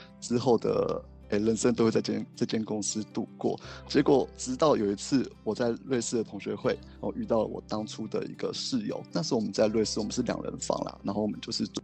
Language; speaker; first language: Chinese; native; Chinese